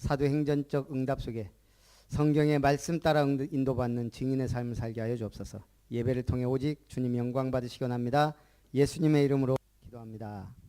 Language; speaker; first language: Korean; native; Korean